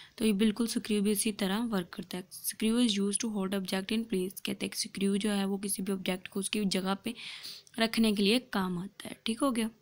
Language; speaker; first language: Urdu; non-native, local second language; Punjabi